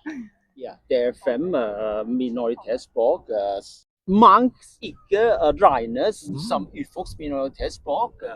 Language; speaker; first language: Norwegian; non-native, learner; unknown